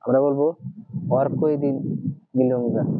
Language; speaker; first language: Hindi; non-native, learner; Bangla